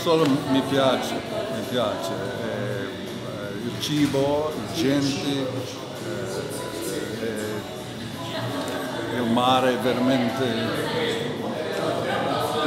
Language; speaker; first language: Italian; non-native, learner; English